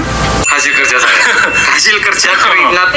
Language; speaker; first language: Indonesian; non-native, fluent; Korean